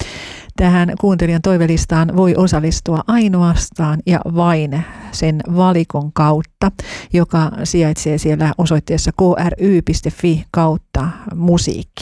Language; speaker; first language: Finnish; native; Finnish